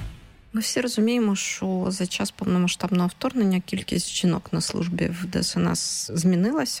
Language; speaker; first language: Ukrainian; native; Ukrainian